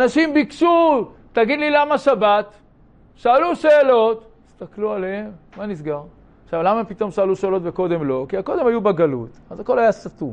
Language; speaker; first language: Hebrew; native; Hebrew